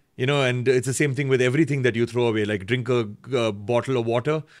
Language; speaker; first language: English; native; English